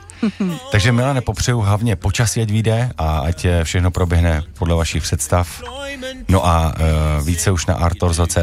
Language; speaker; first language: Czech; native; Czech